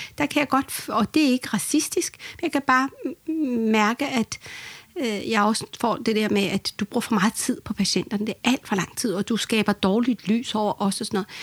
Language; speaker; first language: Danish; early bilingual, other home language; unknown